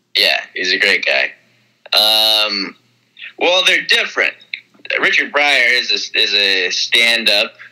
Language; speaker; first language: English; native; English